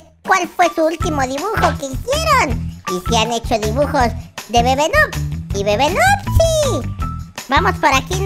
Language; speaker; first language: Spanish; native; Spanish